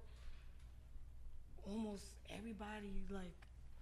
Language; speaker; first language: English; native; English